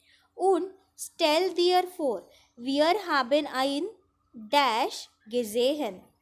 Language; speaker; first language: German; non-native, fluent; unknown